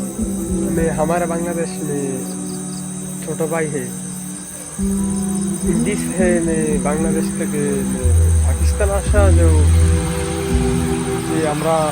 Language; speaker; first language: Hindi; non-native, learner; Bangla